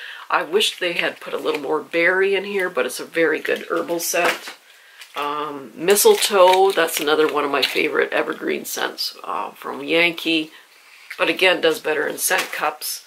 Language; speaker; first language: English; native; English